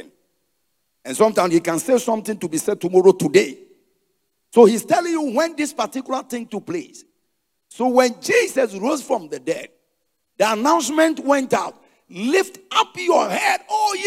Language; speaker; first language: English; non-native, local second language; Akan